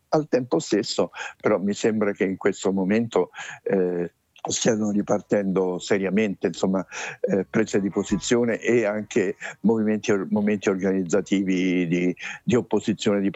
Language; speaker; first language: Italian; native; Italian